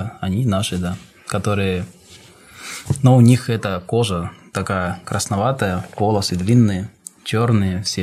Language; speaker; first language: Russian; non-native, fluent; Spanish